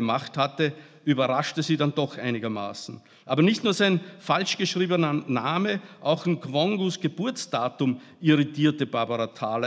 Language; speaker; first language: German; native; German